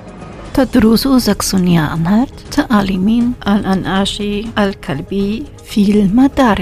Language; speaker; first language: Arabic; non-native, learner; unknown